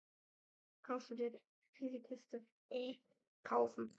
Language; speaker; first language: German; native; German